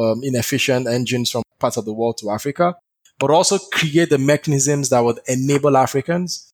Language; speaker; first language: English; non-native, local second language; Yoruba